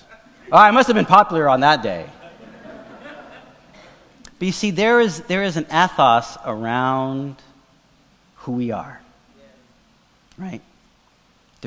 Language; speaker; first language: English; non-native, fluent; Portuguese